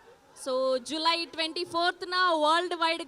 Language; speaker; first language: Telugu; native; Telugu